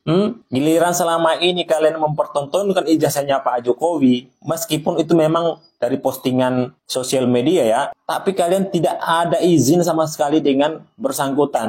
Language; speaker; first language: Indonesian; native; Indonesian